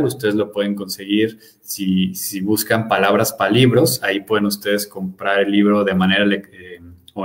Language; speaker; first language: Spanish; native; Spanish